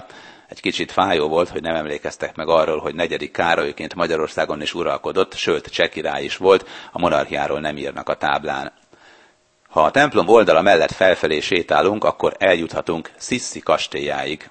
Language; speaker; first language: Hungarian; native; Hungarian